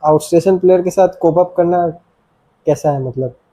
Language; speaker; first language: Hindi; non-native, local second language; Bangla